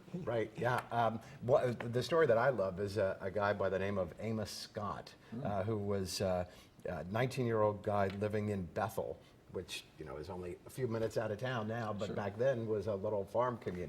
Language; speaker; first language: English; native; English